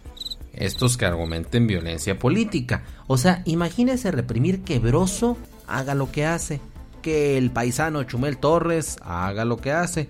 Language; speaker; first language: Spanish; native; Spanish